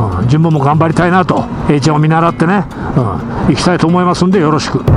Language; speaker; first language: Japanese; native; Japanese